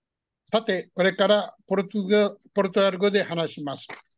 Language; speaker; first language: Japanese; early bilingual, heritage; Japanese